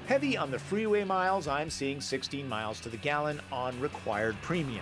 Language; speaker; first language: English; native; English